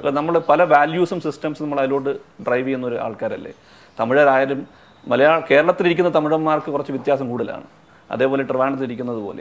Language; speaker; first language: Malayalam; non-native, local second language; Tamil